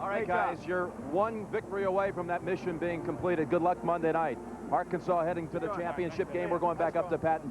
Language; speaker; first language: English; native; English